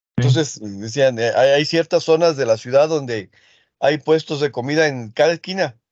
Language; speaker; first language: Spanish; early bilingual, other home language; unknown